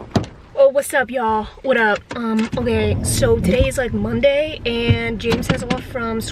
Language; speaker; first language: English; native; English